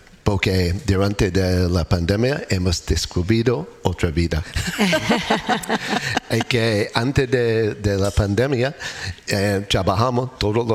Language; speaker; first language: Spanish; non-native, learner; English